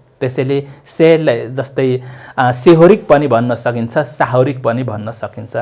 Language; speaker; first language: Nepali; non-native, local second language; Limbu